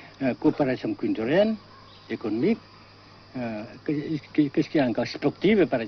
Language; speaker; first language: French; non-native, fluent; Vietnamese